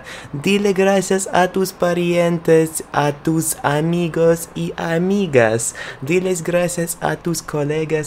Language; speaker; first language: Spanish; non-native, learner; Russian